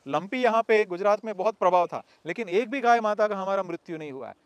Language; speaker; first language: Hindi; non-native, local second language; Gujarati